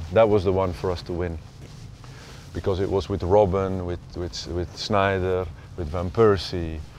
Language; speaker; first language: English; non-native, fluent; Dutch